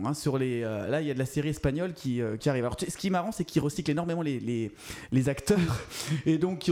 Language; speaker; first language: French; native; French